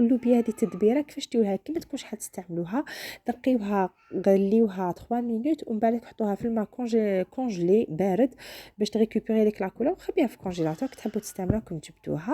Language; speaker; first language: Arabic; native; Arabic